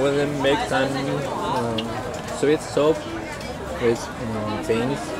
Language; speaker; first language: English; non-native, learner; Chinese